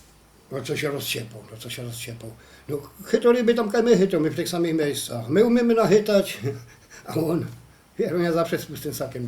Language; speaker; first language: Polish; native; Polish